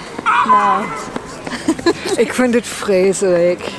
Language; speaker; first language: Dutch; non-native, fluent; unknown